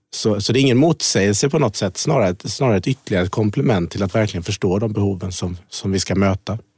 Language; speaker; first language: Swedish; native; Swedish